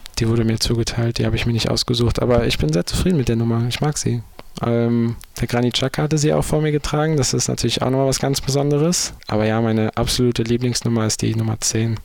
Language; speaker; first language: German; native; German